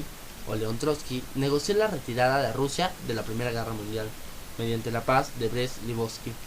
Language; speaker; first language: Spanish; native; Spanish